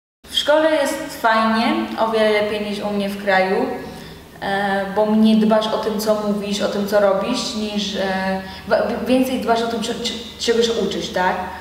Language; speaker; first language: Polish; non-native, learner; Persian